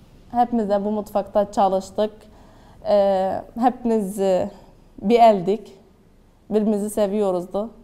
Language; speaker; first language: Turkish; non-native, learner; Arabic